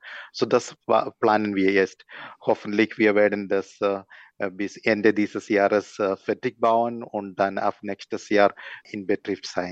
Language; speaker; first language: German; non-native, learner; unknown